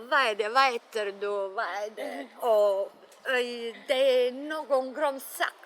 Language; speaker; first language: Swedish; non-native, learner; Serbian